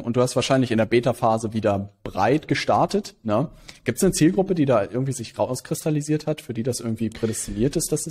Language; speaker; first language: German; native; German